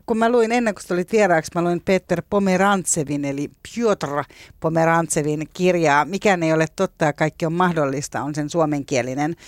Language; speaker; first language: Finnish; native; Finnish